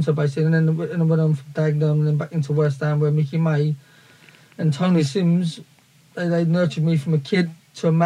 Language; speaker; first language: English; native; English